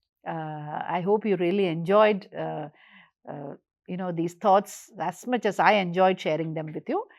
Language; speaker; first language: English; non-native, local second language; Malayalam